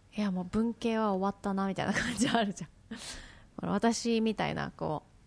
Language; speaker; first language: Japanese; native; Japanese